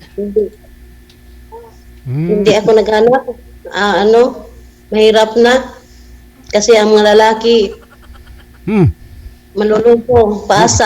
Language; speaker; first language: Filipino; non-native, local second language; Cebuano